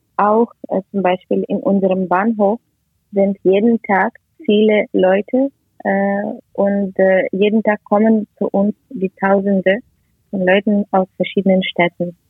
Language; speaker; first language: German; non-native, learner; Ukrainian